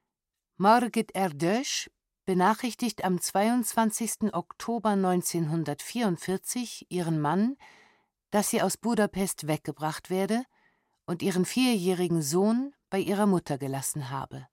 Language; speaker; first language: German; native; German